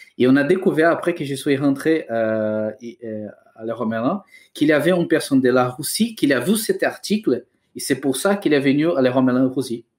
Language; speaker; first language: French; non-native, fluent; Portuguese